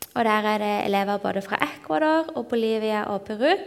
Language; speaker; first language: Norwegian; native; Norwegian